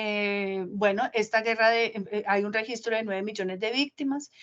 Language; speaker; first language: Spanish; native; Spanish